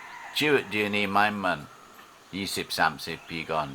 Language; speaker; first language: Thai; non-native, learner; English